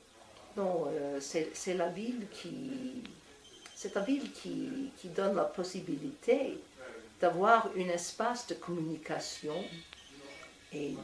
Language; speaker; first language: French; non-native, fluent; English